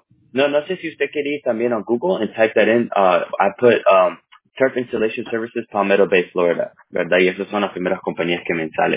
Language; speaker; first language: Spanish; early bilingual, heritage; Spanish